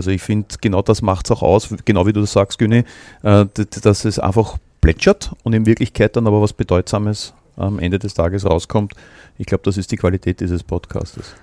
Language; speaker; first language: German; native; German